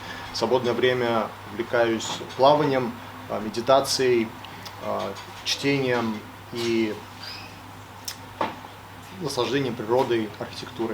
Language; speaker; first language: Russian; native; Russian